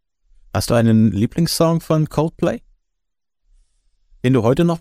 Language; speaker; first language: German; native; German